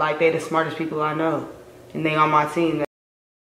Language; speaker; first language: English; native; English